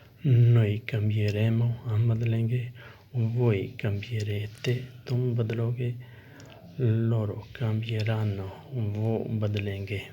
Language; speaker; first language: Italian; non-native, learner; Urdu